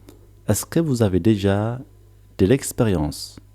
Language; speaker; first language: French; non-native, fluent; Tigrinya